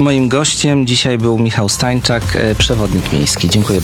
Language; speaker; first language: Polish; native; Polish